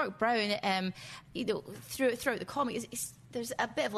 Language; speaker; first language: English; native; English